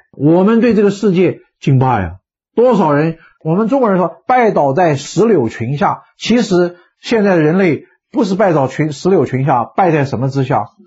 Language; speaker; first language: Chinese; native; Chinese